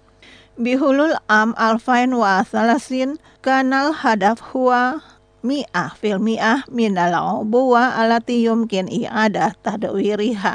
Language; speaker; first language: Arabic; non-native, fluent; Indonesian